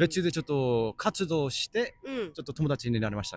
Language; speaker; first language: Japanese; non-native, learner; English